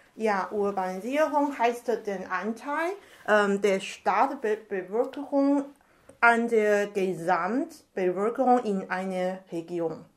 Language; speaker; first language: German; non-native, learner; Chinese